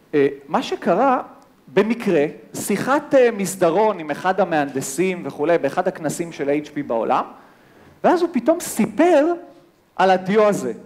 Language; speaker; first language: Hebrew; native; Hebrew